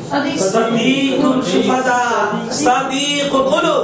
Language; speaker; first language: Arabic; non-native, fluent; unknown